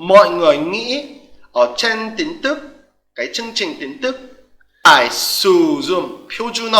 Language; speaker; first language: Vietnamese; non-native, fluent; Korean